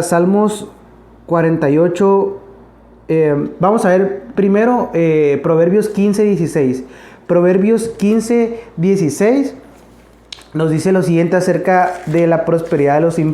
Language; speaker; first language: Spanish; native; Spanish